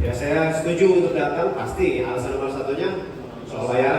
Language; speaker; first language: Indonesian; native; Indonesian